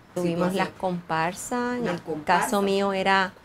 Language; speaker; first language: Spanish; native; Spanish